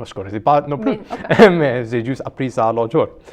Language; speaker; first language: French; non-native, local second language; English